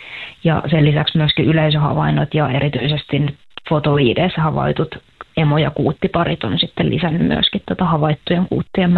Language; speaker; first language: Finnish; native; Finnish